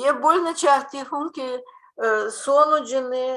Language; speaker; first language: Hindi; non-native, fluent; Russian